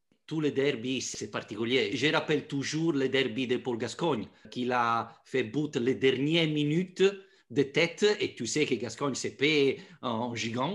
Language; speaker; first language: French; non-native, fluent; Italian